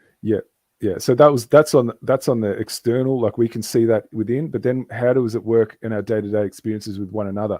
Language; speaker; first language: English; native; English